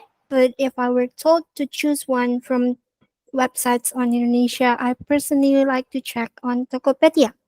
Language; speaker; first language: English; non-native, fluent; Indonesian